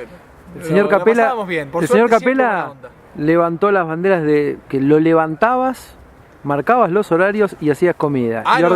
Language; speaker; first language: Spanish; native; Spanish